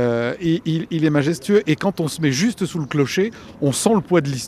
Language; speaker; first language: French; native; French